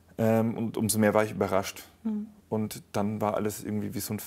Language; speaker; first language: German; native; German